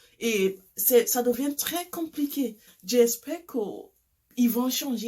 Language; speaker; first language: French; non-native, fluent; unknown